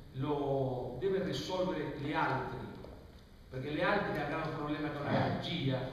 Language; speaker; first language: Italian; non-native, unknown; Spanish